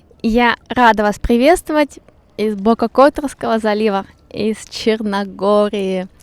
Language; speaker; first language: Russian; native; Russian